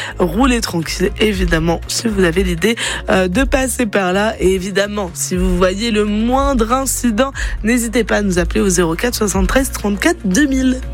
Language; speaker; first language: French; native; French